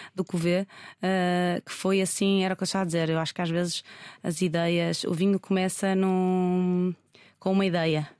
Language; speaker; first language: Portuguese; native; Portuguese